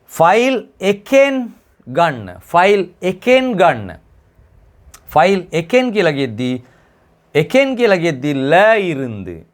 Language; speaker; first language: Sinhala; non-native, local second language; Tamil